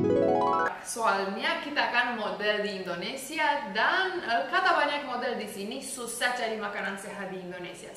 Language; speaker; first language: Indonesian; non-native, fluent; Romanian